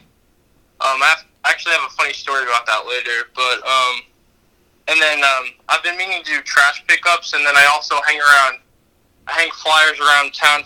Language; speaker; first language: English; native; English